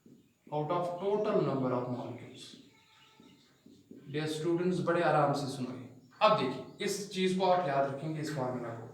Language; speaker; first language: Hindi; non-native, local second language; Kashmiri